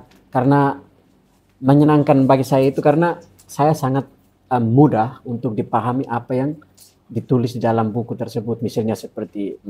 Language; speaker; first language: Indonesian; non-native, fluent; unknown